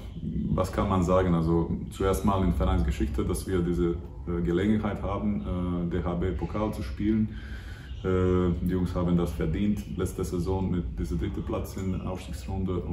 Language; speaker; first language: German; non-native, fluent; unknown